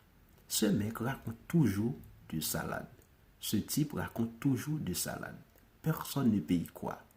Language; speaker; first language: French; non-native, local second language; Haitian Creole